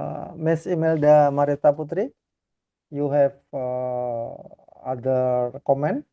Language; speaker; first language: English; non-native, learner; Indonesian